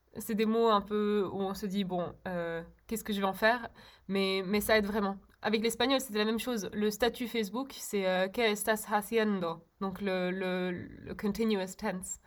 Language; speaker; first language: French; early bilingual, other home language; Czech